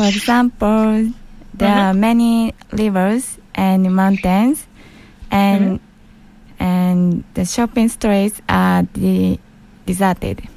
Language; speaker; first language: English; non-native, learner; Japanese